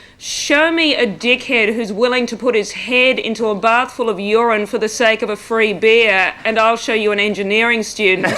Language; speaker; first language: English; native; English